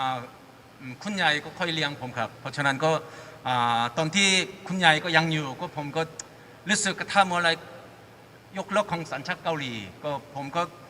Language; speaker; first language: Thai; non-native, fluent; Korean